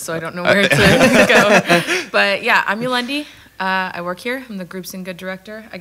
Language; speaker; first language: English; non-native, local second language; Afrikaans